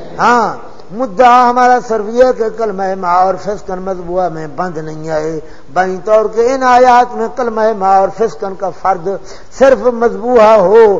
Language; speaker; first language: Urdu; non-native, local second language; Saraiki